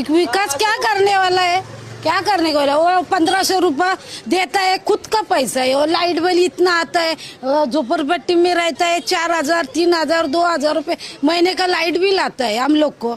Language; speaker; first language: Hindi; non-native, local second language; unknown